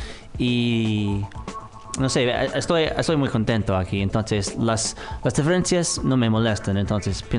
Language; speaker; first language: Spanish; non-native, fluent; English